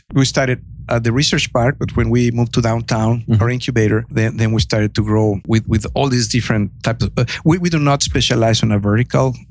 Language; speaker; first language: English; non-native, fluent; Spanish